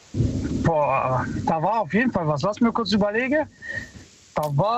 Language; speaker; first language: German; early bilingual, other home language; Italian